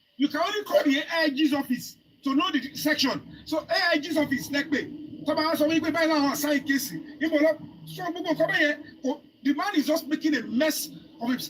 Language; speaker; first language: English; non-native, local second language; Yoruba